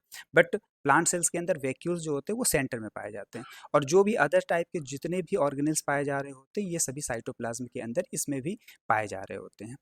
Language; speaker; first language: Hindi; native; Hindi